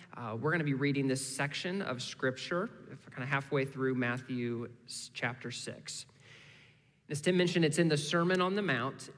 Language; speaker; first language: English; native; English